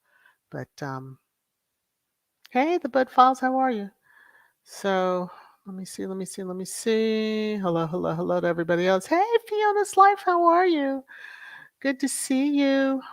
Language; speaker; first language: English; native; English